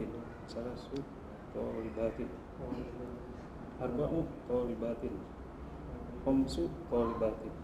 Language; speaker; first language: Arabic; non-native, learner; Indonesian